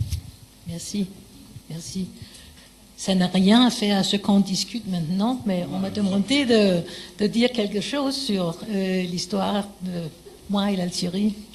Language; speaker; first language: French; non-native, fluent; Danish